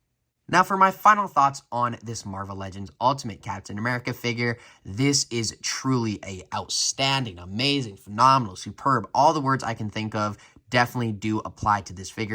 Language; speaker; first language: English; native; English